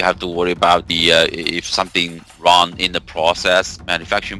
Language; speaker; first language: English; non-native, fluent; Chinese